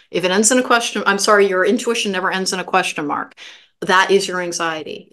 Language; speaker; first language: English; native; English